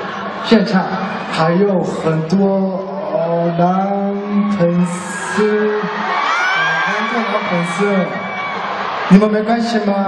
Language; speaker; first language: Chinese; non-native, learner; Korean